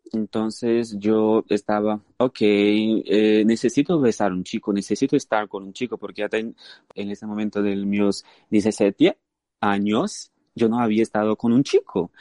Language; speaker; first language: Spanish; non-native, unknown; Portuguese